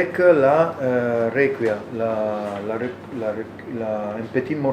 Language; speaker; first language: French; non-native, learner; Italian